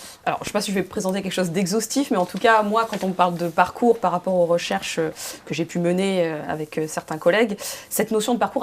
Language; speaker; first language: French; native; French